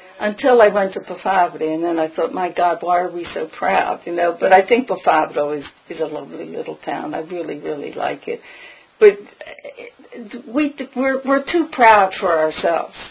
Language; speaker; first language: English; early bilingual, other home language; Friulian